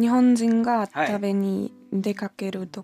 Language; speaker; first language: Japanese; non-native, learner; German